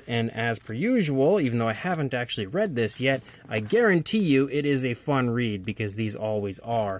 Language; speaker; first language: English; native; English